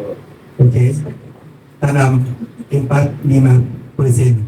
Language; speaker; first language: Indonesian; non-native, learner; Thai